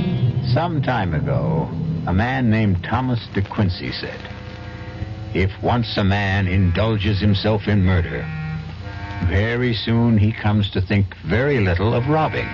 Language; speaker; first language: English; native; English